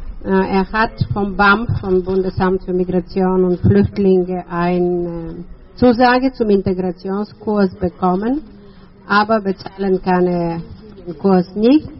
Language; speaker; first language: German; non-native, fluent; Bulgarian